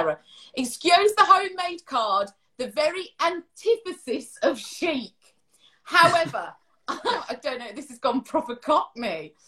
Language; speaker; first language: English; native; English